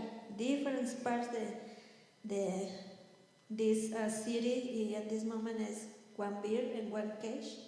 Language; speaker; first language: English; non-native, learner; Spanish